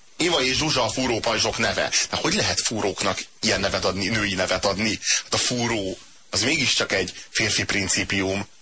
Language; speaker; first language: Hungarian; native; Hungarian